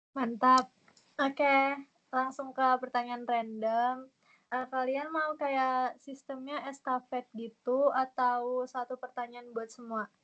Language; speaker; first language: Indonesian; native; Indonesian